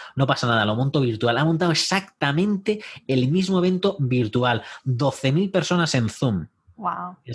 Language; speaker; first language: Spanish; native; Spanish